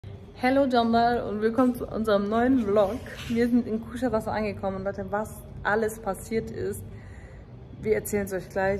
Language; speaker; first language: German; native; German